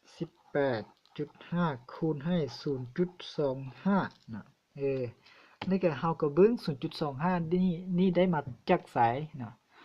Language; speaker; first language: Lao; non-native, local second language; Hmong